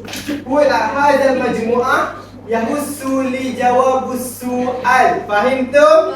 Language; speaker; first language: Arabic; non-native, learner; Malay